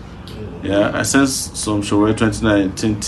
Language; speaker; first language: English; non-native, local second language; Yoruba